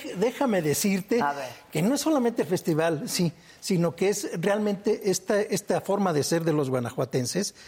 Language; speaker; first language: Spanish; native; Spanish